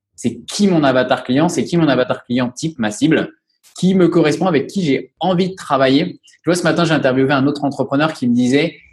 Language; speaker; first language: French; native; French